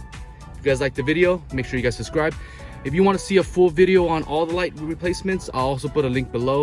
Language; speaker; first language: English; native; English